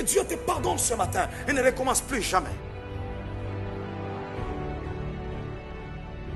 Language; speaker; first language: French; non-native, local second language; Haitian Creole